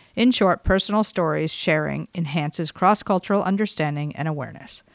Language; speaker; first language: English; native; English